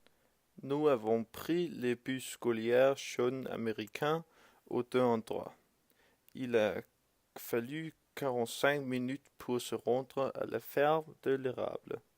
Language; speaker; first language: French; non-native, learner; Danish